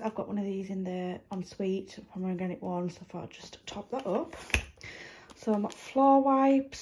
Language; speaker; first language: English; native; English